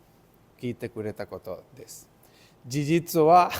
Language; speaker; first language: Japanese; non-native, learner; Spanish